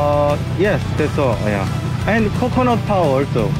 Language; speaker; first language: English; non-native, learner; Korean